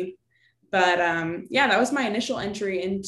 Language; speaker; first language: English; native; English